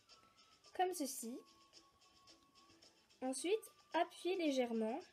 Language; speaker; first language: French; native; French